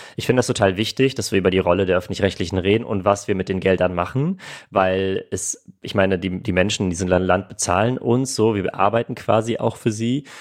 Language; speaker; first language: German; early bilingual, other home language; Armenian